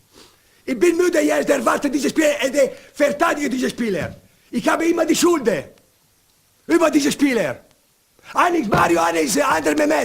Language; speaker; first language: German; non-native, learner; Italian